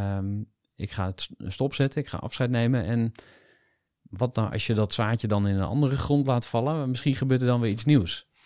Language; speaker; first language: Dutch; native; Dutch